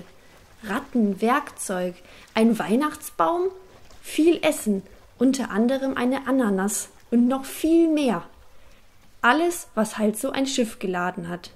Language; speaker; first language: German; native; German